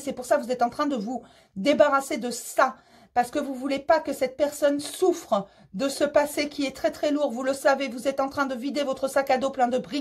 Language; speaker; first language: French; native; French